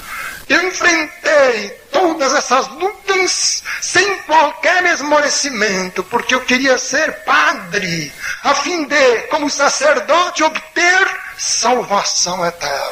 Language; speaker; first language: Portuguese; native; Portuguese